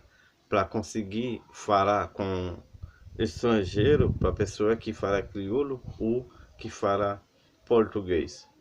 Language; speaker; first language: Portuguese; non-native, learner; Haitian Creole